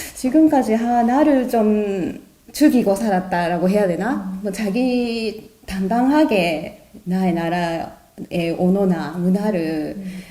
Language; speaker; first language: Korean; non-native, fluent; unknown